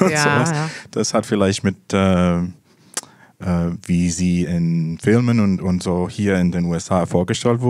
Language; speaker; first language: German; non-native, fluent; English